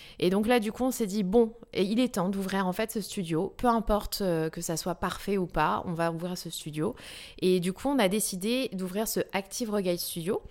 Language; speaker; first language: French; native; French